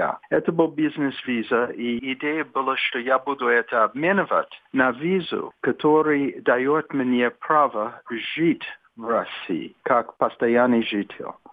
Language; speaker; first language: Russian; non-native, fluent; English